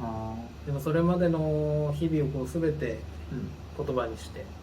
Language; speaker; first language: Japanese; native; Japanese